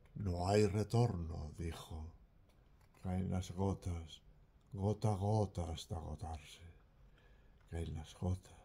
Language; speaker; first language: Spanish; native; Spanish